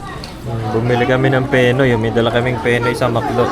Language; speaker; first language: Filipino; native; Filipino